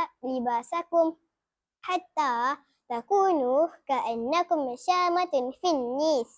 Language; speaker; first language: Arabic; non-native, learner; Malay